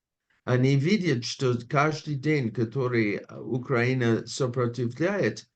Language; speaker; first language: Russian; non-native, fluent; English